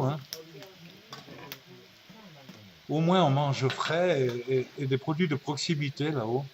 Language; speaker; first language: French; native; French